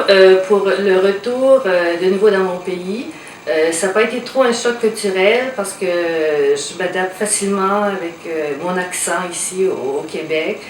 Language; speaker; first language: French; native; French